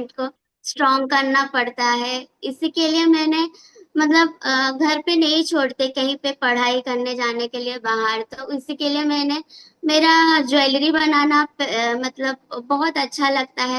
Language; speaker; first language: Hindi; non-native, local second language; Odia